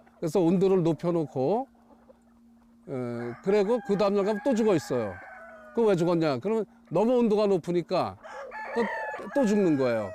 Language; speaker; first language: Korean; native; Korean